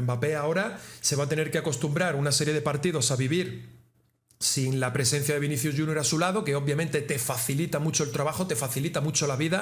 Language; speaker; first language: Spanish; native; Spanish